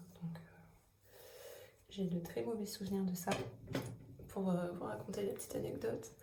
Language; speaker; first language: French; native; French